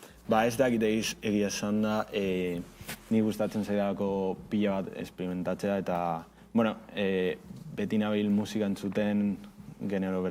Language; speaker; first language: Basque; non-native, local second language; Spanish